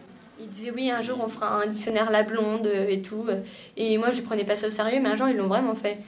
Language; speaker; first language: French; native; French